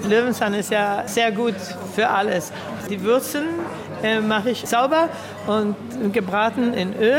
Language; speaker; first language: German; early bilingual, heritage; German